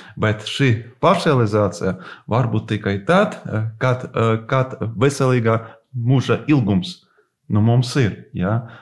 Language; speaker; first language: Latvian; non-native, local second language; Russian